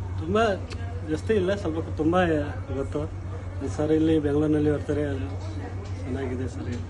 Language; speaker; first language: Kannada; non-native, learner; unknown